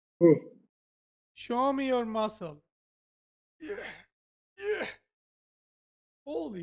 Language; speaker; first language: English; non-native, learner; Nepali